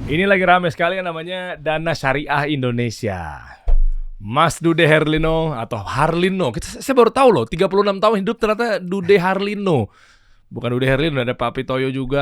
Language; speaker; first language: Indonesian; native; Indonesian